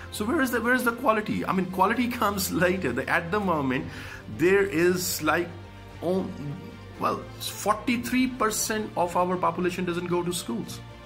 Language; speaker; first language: English; non-native, local second language; Urdu